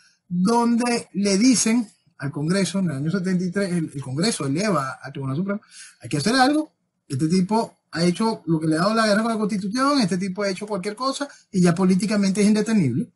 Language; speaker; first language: Spanish; native; Spanish